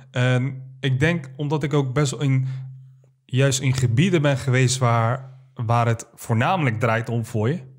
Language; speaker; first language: Dutch; early bilingual, other home language; Arabic